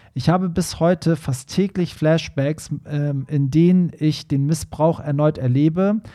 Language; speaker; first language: German; non-native, fluent; Persian